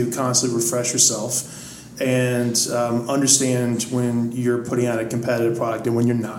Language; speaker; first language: English; native; English